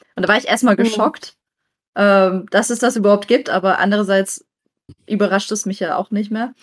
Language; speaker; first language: German; native; German